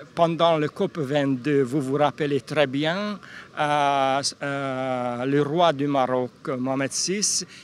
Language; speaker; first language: French; non-native, local second language; Hungarian